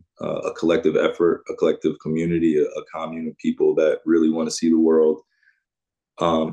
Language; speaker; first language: English; native; English